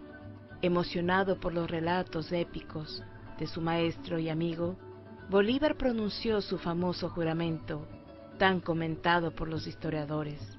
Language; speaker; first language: Spanish; native; Spanish